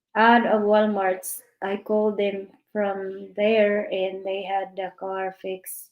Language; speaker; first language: English; non-native, local second language; Filipino